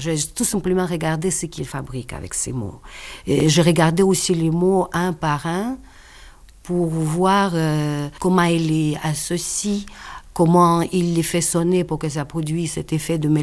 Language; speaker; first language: French; non-native, fluent; Russian